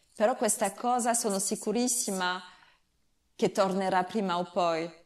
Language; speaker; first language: Italian; non-native, fluent; French